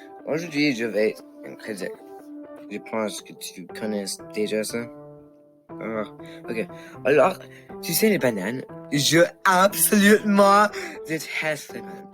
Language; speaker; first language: French; non-native, local second language; English